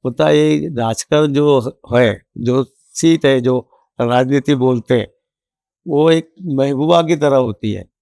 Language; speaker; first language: Hindi; non-native, local second language; Marathi